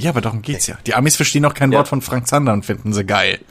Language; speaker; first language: German; native; German